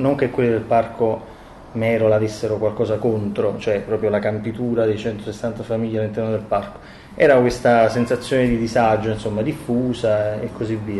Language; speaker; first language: Italian; native; Italian